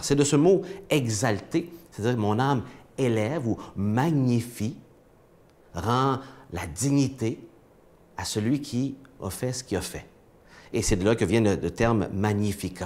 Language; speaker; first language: French; native; French